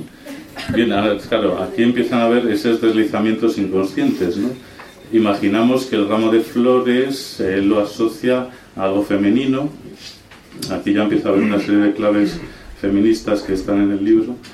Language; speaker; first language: Spanish; native; Spanish